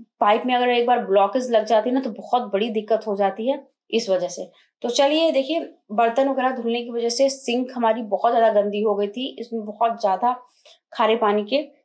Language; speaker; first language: Hindi; native; Hindi